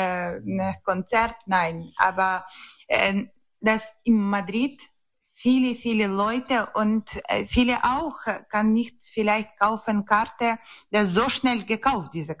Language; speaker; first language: German; non-native, learner; Ukrainian